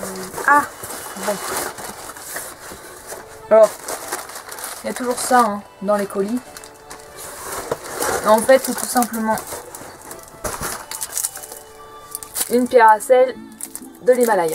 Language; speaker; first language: French; native; French